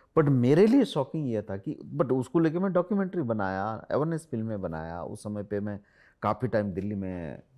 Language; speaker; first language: Hindi; non-native, local second language; Odia